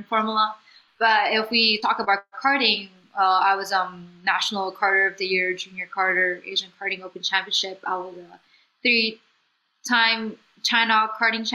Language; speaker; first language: English; non-native, local second language; Filipino